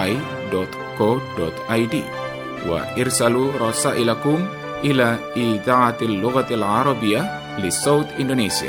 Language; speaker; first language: Arabic; non-native, fluent; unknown